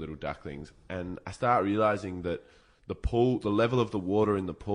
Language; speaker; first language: English; native; English